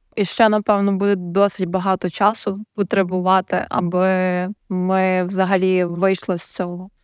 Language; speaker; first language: Ukrainian; native; Ukrainian